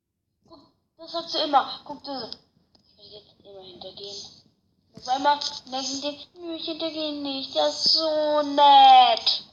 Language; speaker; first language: German; native; German